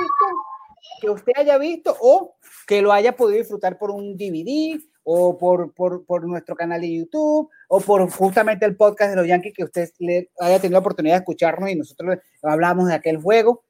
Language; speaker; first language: Spanish; native; Spanish